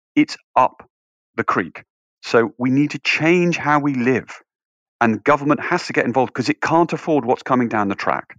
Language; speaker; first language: English; native; English